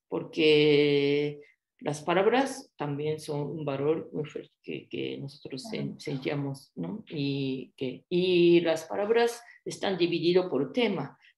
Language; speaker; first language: Spanish; non-native, fluent; Japanese